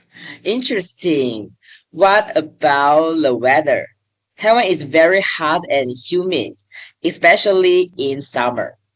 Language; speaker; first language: English; non-native, learner; Chinese